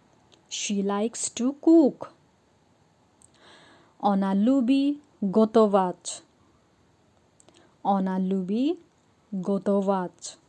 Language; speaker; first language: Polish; non-native, fluent; Nepali